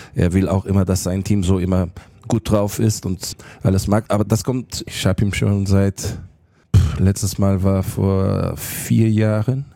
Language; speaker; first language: German; non-native, fluent; Portuguese